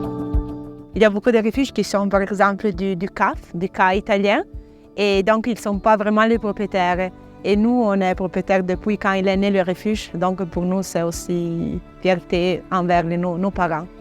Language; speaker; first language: French; non-native, local second language; Italian